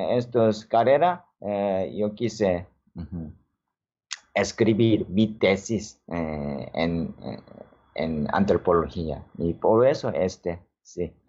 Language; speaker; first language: Spanish; non-native, learner; Korean